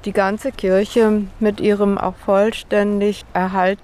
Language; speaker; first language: German; native; German